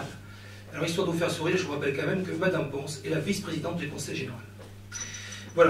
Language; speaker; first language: French; native; French